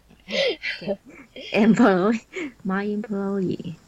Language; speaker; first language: English; non-native, learner; Chinese